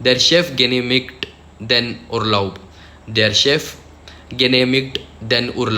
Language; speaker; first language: German; non-native, learner; Hindi